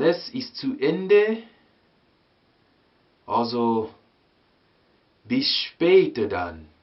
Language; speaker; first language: German; non-native, learner; English